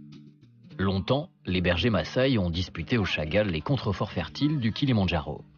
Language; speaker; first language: French; native; French